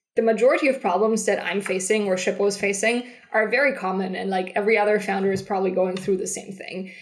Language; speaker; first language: English; non-native, fluent; German